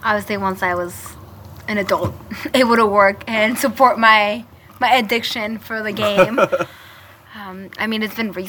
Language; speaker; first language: English; non-native, fluent; Spanish